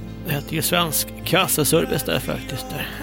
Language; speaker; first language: Swedish; native; Swedish